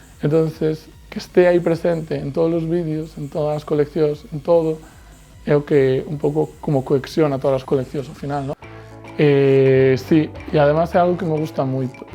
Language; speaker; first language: Galician; native; Galician